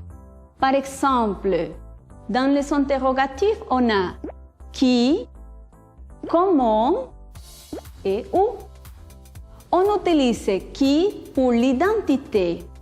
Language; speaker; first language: French; non-native, fluent; Spanish